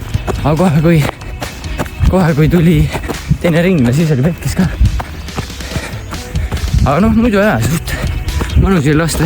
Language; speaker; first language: Estonian; native; Estonian